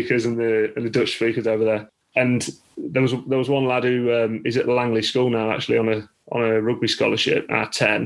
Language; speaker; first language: English; native; English